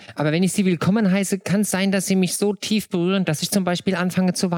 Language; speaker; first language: German; native; German